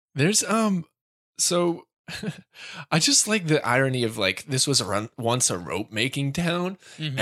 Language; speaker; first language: English; native; English